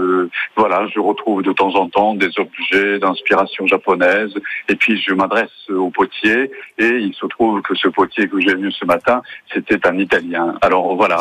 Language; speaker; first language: French; non-native, fluent; Japanese